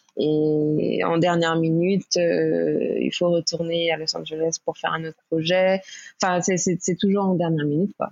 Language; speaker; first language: French; native; French